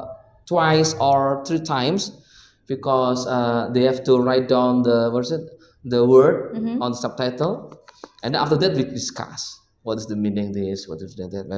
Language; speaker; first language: English; non-native, learner; Indonesian